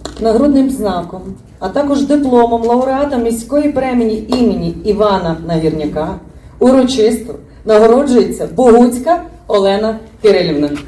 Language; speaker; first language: Ukrainian; native; Ukrainian